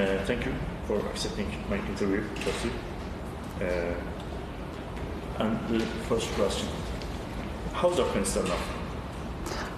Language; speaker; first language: English; non-native, learner; Turkish